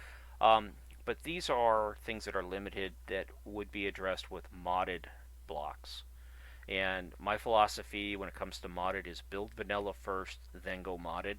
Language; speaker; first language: English; native; English